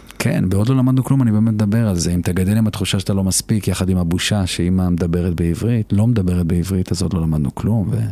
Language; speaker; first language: Hebrew; native; Hebrew